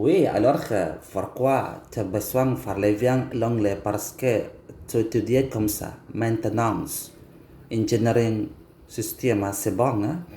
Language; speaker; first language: French; non-native, learner; Indonesian